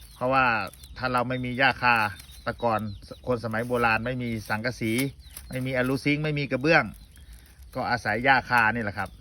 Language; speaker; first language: Thai; non-native, local second language; Northeastern Thai